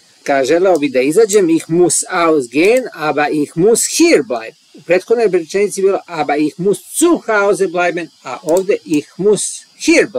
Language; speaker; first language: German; non-native, learner; Serbian